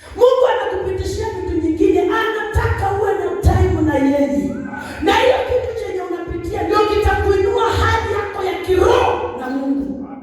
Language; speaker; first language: Swahili; non-native, local second language; Luyia